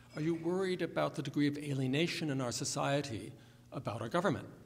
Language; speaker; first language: English; native; English